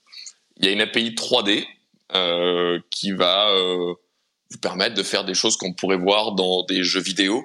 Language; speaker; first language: French; native; French